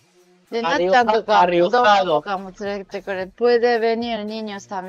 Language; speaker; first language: Spanish; non-native, learner; Japanese